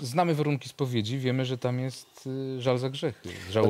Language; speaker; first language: Polish; native; Polish